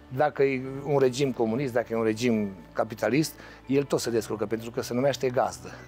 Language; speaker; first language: Romanian; native; Romanian